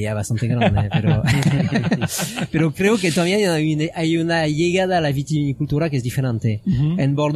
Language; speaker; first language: Spanish; non-native, fluent; French